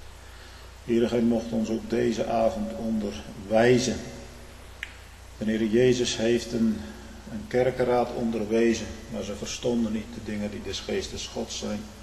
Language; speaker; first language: Dutch; native; Dutch